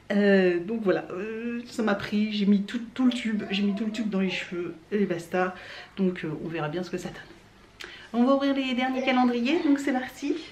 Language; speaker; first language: French; native; French